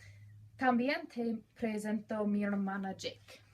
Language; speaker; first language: Spanish; non-native, learner; English